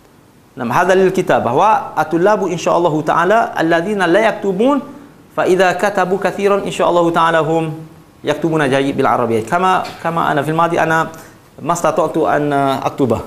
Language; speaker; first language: Arabic; non-native, fluent; Malay